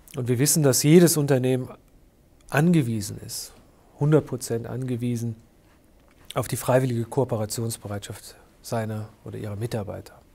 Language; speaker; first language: German; native; German